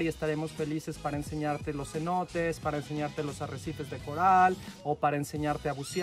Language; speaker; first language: Spanish; native; Spanish